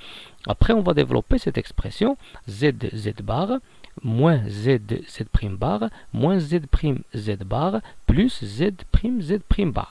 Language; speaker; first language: French; non-native, local second language; Arabic